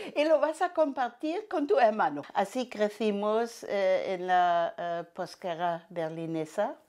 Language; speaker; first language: Spanish; non-native, fluent; German